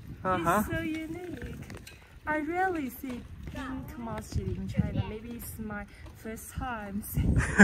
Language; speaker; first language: English; non-native, fluent; Chinese